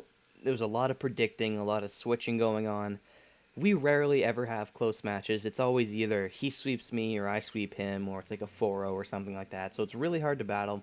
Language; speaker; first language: English; native; English